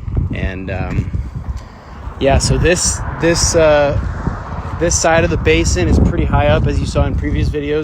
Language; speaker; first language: English; native; English